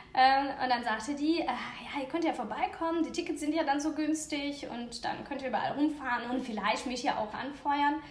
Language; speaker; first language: German; non-native, fluent; Russian